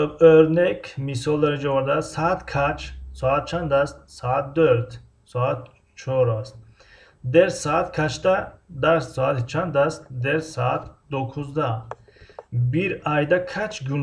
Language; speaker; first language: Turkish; non-native, fluent; Tajik